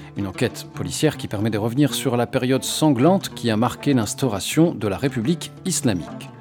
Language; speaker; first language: French; native; French